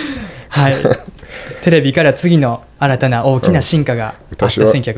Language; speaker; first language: Japanese; native; Japanese